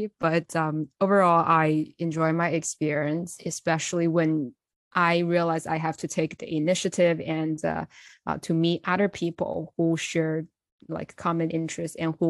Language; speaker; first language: English; non-native, fluent; Chinese